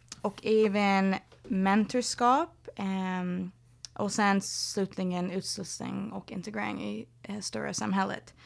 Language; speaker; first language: Swedish; non-native, fluent; English